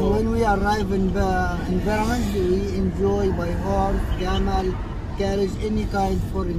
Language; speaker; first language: English; non-native, learner; Arabic